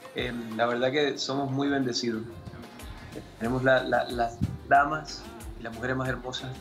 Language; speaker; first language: Spanish; early bilingual, heritage; Spanish